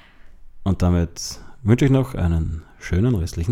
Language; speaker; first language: German; native; German